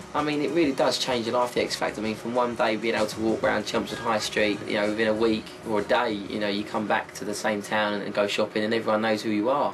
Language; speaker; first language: English; native; English